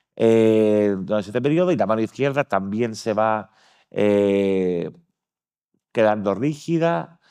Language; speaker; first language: Spanish; native; Spanish